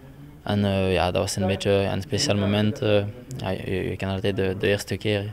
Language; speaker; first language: Dutch; non-native, fluent; French